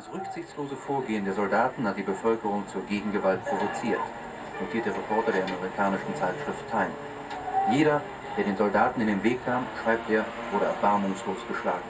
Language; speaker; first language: German; native; German